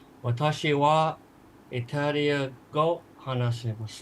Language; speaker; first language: Japanese; non-native, learner; English